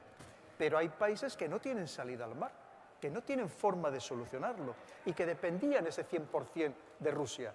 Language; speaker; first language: Spanish; native; Spanish